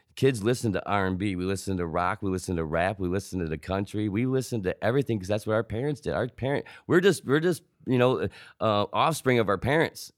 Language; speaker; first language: English; native; English